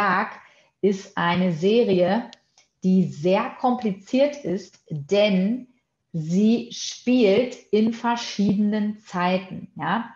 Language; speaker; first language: German; non-native, fluent; Portuguese